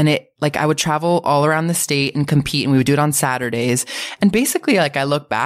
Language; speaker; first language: English; native; English